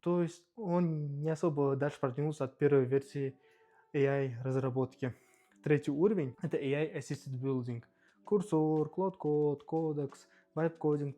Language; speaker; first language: Russian; native; Russian